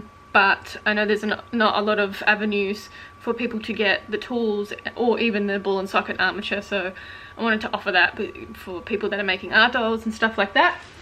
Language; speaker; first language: English; native; English